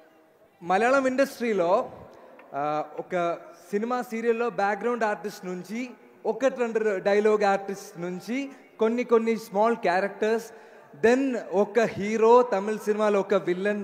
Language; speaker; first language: Telugu; non-native, learner; Malayalam